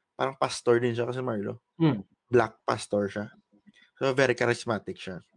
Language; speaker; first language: Filipino; native; Filipino